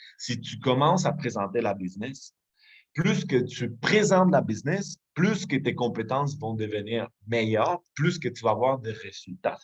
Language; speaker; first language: French; non-native, fluent; Spanish